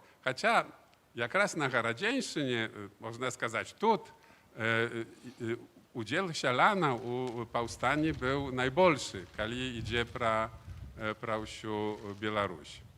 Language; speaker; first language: Polish; non-native, learner; Belarusian